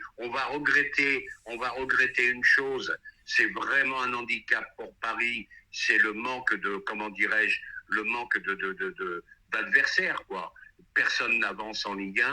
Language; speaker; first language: French; native; French